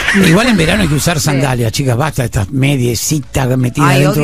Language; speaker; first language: Spanish; native; Spanish